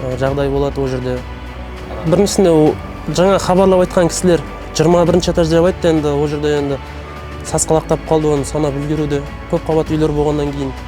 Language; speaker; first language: Kazakh; native; Kazakh